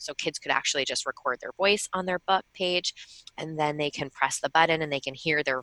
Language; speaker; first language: English; native; English